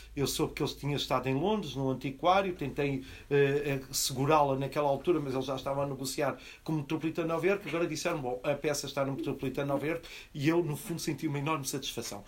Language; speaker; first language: Portuguese; native; Portuguese